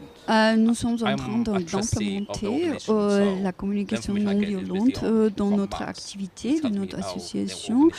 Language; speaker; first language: French; non-native, fluent; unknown